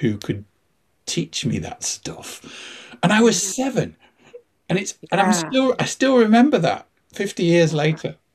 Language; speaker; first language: English; native; English